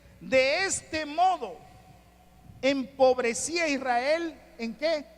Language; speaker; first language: Spanish; native; Spanish